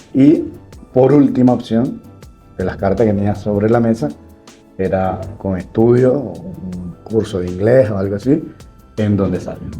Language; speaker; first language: Spanish; native; Spanish